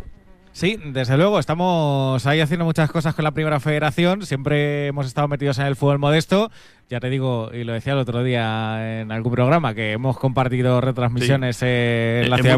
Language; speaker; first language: Spanish; native; Spanish